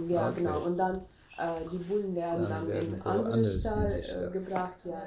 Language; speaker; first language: German; non-native, fluent; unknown